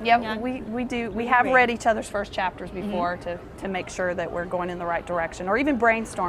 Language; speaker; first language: English; native; English